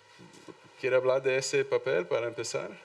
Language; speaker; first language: Spanish; non-native, learner; English